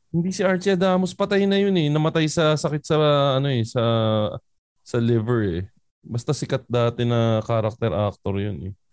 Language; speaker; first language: Filipino; native; Filipino